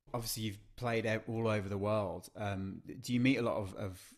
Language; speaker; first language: English; native; English